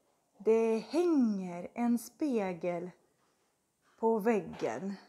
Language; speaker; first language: Swedish; non-native, fluent; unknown